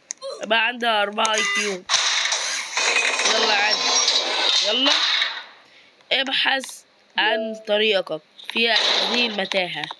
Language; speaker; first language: Arabic; native; Arabic